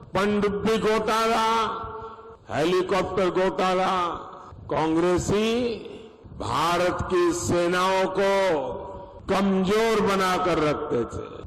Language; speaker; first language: Hindi; non-native, local second language; Gujarati